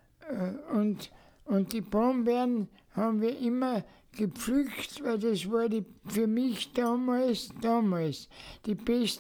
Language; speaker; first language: German; native; German